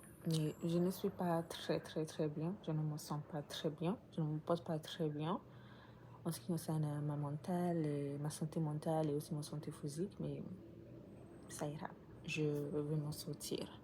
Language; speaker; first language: French; non-native, learner; English